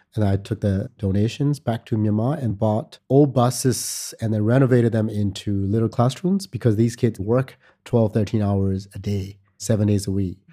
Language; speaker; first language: English; non-native, fluent; Burmese